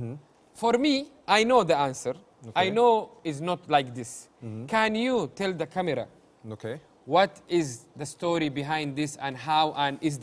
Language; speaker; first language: English; non-native, learner; Arabic